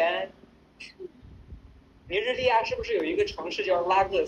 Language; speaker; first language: Chinese; native; Chinese